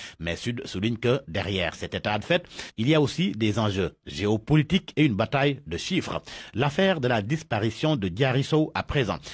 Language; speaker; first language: French; non-native, local second language; Wolof